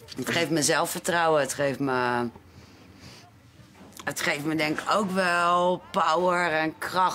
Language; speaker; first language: Dutch; native; Dutch